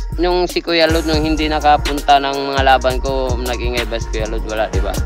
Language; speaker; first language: Filipino; non-native, local second language; Cebuano